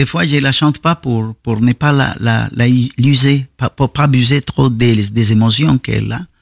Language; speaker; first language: French; non-native, fluent; Spanish